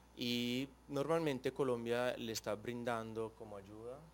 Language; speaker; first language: Spanish; non-native, fluent; Portuguese